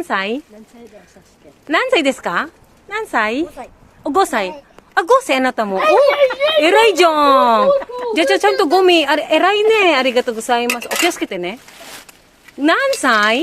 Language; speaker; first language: Japanese; non-native, fluent; Filipino